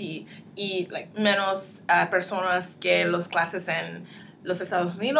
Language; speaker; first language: Spanish; non-native, learner; English